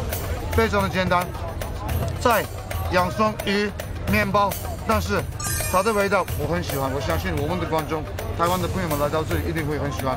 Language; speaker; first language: Chinese; non-native, fluent; Turkish